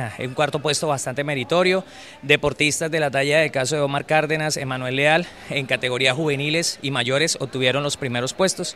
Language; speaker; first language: Spanish; native; Spanish